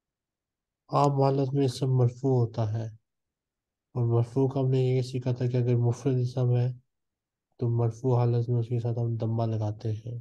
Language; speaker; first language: Urdu; native; Urdu